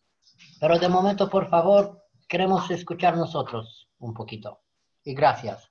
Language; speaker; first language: Spanish; non-native, fluent; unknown